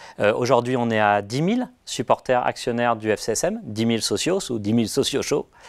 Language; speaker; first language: French; native; French